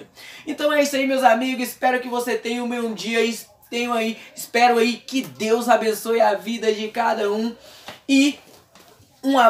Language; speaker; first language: Portuguese; native; Portuguese